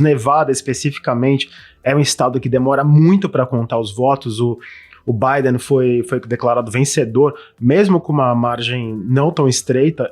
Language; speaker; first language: Portuguese; native; Portuguese